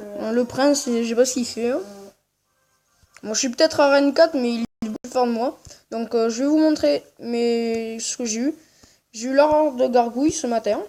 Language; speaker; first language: French; native; French